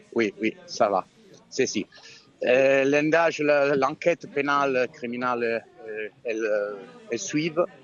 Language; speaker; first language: French; non-native, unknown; Italian